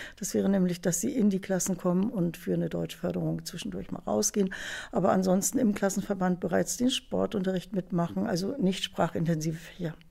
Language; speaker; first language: German; native; German